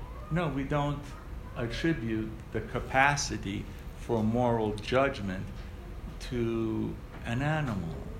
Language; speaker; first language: English; early bilingual, other home language; Ukrainian